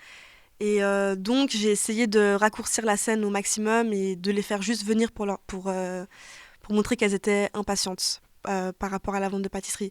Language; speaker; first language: French; native; French